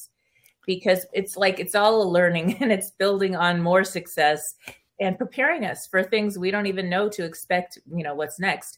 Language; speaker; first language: English; early bilingual, other home language; Spanish